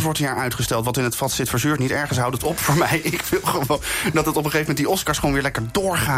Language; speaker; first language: Dutch; native; Dutch